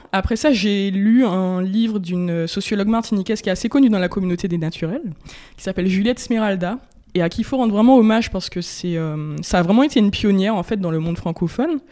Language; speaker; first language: French; native; French